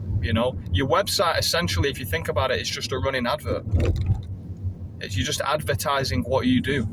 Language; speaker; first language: English; native; English